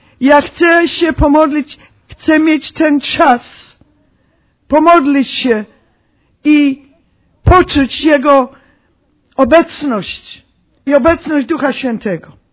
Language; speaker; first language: Polish; early bilingual, heritage; Polish